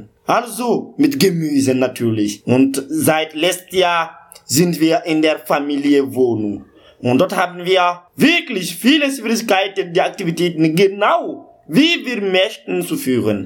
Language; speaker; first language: German; non-native, learner; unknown